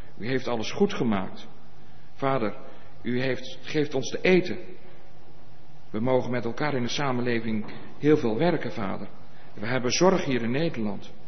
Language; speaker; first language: Dutch; native; Dutch